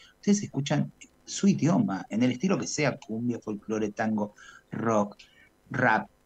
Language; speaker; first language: Spanish; native; Spanish